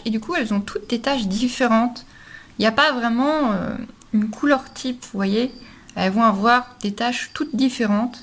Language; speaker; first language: French; native; French